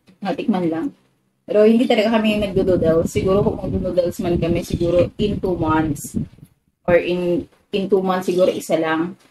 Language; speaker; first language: Filipino; native; Filipino